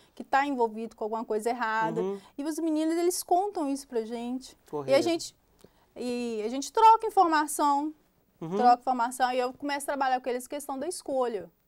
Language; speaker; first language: Portuguese; native; Portuguese